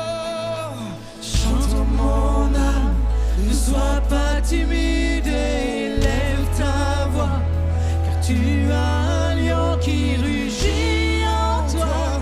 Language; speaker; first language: French; native; French